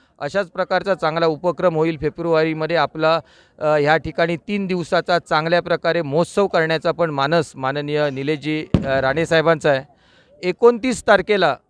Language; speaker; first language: Marathi; native; Marathi